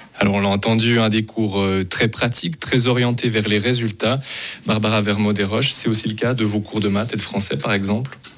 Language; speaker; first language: French; native; French